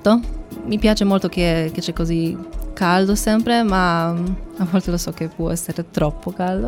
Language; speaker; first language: Italian; non-native, learner; Polish